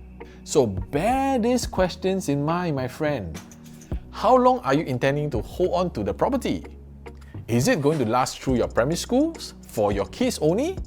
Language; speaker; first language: English; native; English